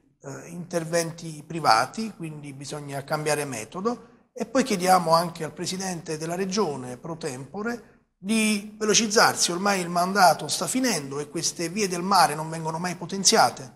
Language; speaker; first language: Italian; native; Italian